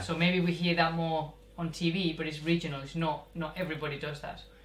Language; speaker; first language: English; non-native, fluent; Spanish